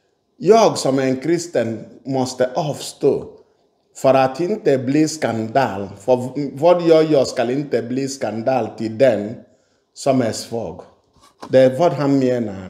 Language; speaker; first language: Swedish; non-native, fluent; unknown